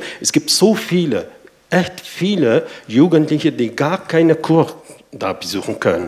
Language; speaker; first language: German; non-native, fluent; Arabic